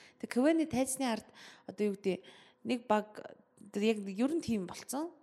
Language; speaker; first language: Mongolian; early bilingual, heritage; Mongolian